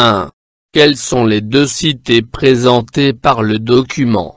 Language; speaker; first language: French; non-native, local second language; Arabic